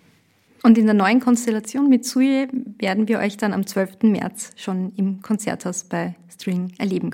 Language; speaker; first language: German; native; German